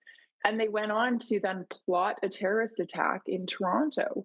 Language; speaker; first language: English; native; English